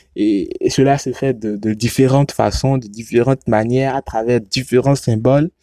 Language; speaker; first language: French; non-native, local second language; Yoruba